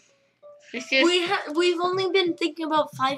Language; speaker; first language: English; native; English